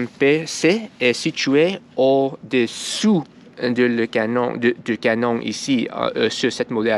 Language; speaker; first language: French; non-native, learner; English